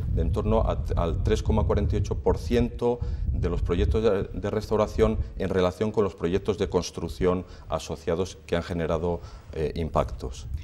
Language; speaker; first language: Spanish; native; Spanish